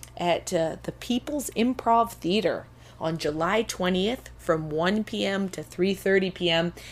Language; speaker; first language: English; native; English